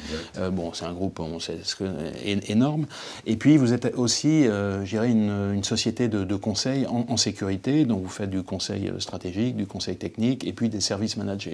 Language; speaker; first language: French; native; French